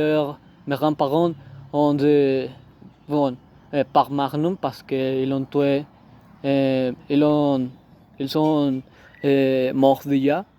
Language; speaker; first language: French; non-native, learner; Spanish